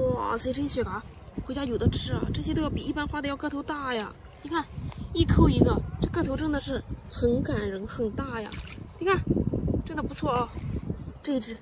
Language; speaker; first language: Chinese; native; Chinese